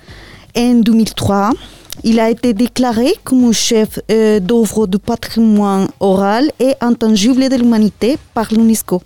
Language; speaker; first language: French; non-native, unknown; Spanish